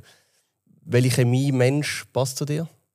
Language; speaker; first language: German; native; German